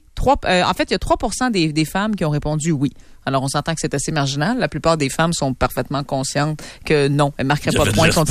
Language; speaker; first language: French; native; French